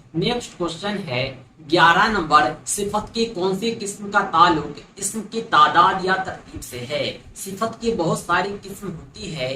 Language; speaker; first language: Hindi; native; Hindi